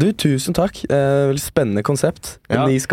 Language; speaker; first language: Norwegian; early bilingual, other home language; Turkish